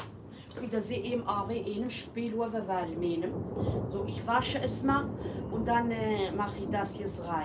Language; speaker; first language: German; non-native, learner; Kurdish